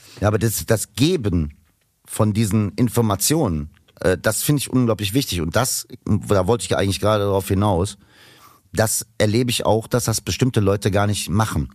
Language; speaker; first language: German; native; German